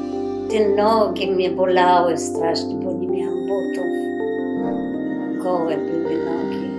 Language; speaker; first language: Polish; early bilingual, other home language; Macedonian